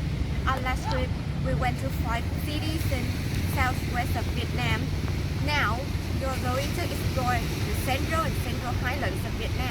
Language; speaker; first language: English; non-native, learner; Vietnamese